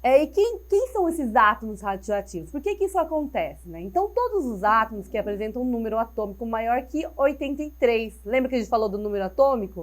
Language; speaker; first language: Portuguese; native; Portuguese